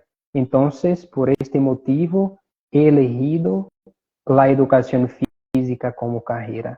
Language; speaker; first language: Spanish; non-native, fluent; Portuguese